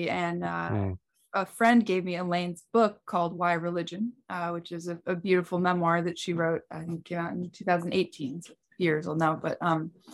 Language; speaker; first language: English; native; English